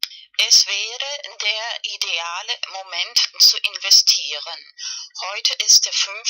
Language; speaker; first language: German; non-native, learner; Spanish